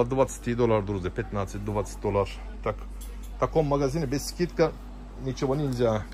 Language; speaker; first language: Russian; non-native, learner; Turkish